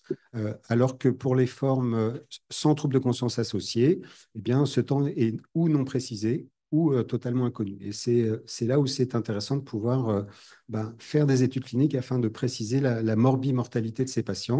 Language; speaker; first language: French; native; French